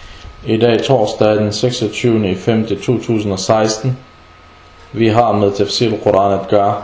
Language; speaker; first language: Danish; non-native, fluent; Arabic